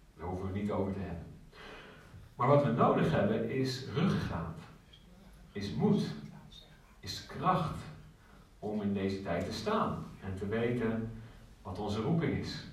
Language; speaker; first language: Dutch; native; Dutch